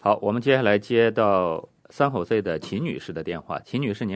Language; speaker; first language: Chinese; native; Chinese